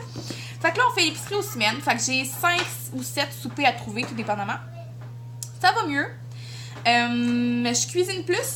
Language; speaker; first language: French; native; French